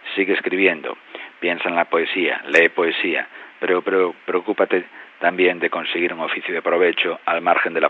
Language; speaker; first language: Spanish; non-native, local second language; Galician